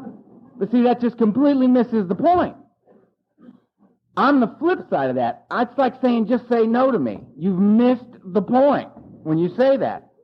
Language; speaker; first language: English; native; English